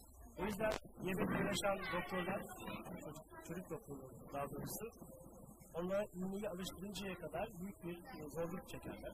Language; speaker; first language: Turkish; native; Turkish